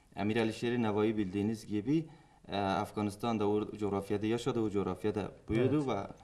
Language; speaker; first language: Turkish; non-native, fluent; Persian